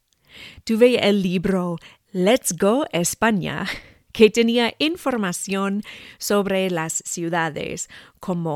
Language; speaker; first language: Spanish; non-native, fluent; English